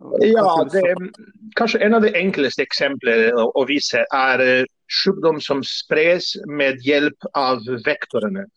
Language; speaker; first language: Norwegian; non-native, fluent; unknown